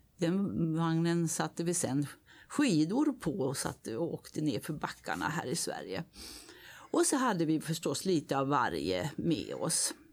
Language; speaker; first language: Swedish; native; Swedish